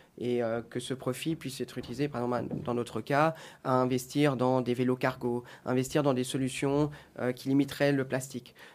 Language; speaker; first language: French; native; French